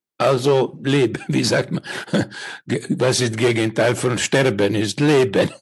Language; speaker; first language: German; non-native, learner; Finnish